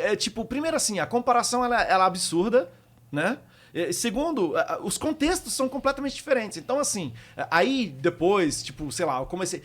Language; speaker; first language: Portuguese; early bilingual, heritage; Portuguese